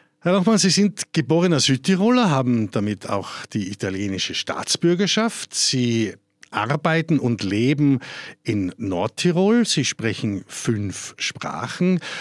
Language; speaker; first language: German; native; German